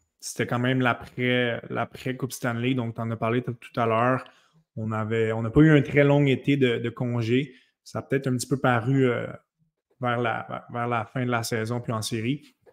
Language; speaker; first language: French; native; French